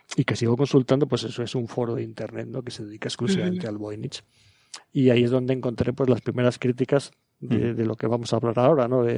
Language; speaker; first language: Spanish; native; Spanish